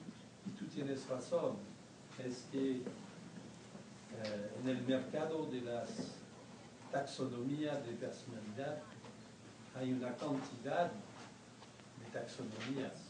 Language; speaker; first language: Spanish; non-native, fluent; French